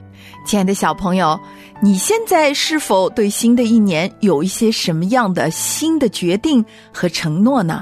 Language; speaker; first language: Chinese; native; Chinese